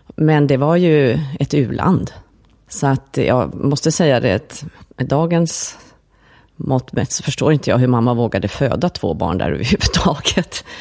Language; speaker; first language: Swedish; early bilingual, other home language; Finnish